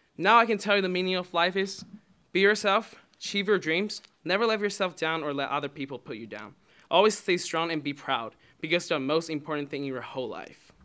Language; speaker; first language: English; non-native, fluent; Chinese